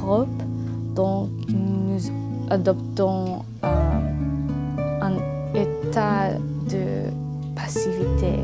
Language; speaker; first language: French; non-native, learner; English